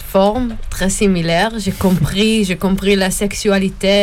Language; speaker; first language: French; non-native, learner; Hebrew